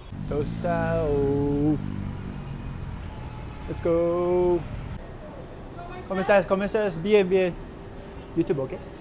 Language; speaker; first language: Spanish; non-native, learner; Japanese